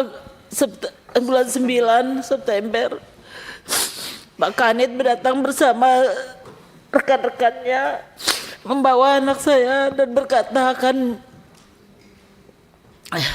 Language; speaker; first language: Indonesian; non-native, local second language; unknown